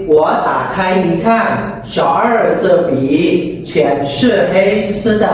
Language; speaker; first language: Chinese; non-native, fluent; Indonesian